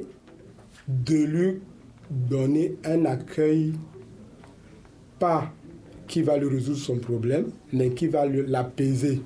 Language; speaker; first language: French; native; French